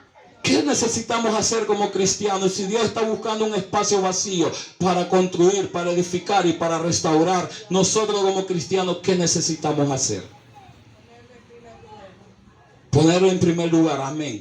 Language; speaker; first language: Spanish; native; Spanish